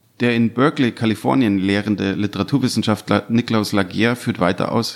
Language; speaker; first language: German; native; German